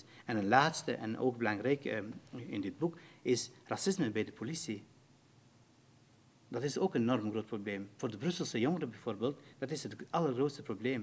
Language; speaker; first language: Dutch; non-native, fluent; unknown